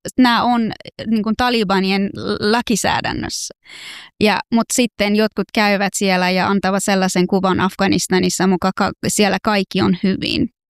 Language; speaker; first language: Finnish; non-native, fluent; Persian